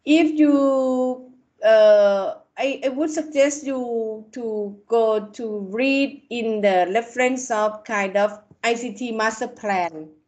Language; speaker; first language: English; non-native, fluent; Thai